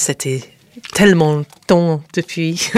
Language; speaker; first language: French; non-native, fluent; English